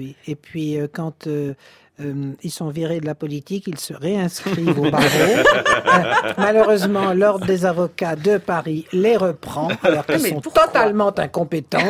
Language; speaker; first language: French; native; French